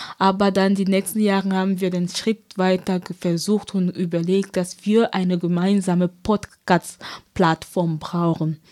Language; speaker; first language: German; non-native, fluent; French